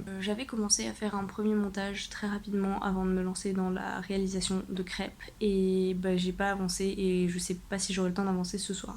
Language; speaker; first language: French; native; French